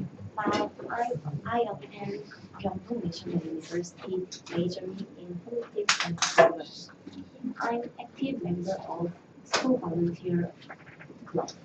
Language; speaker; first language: English; non-native, learner; Korean